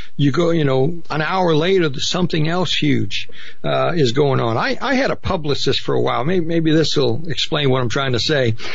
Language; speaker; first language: English; native; English